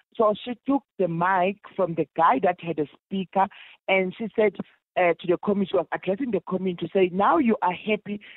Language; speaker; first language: English; non-native, local second language; Zulu